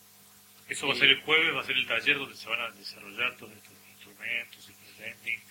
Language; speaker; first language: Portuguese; non-native, learner; Spanish